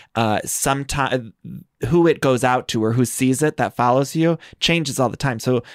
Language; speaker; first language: English; native; English